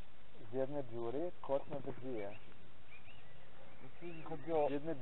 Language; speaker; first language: Polish; non-native, learner; Ukrainian